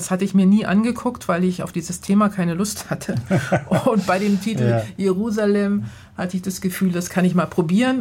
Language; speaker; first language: German; native; German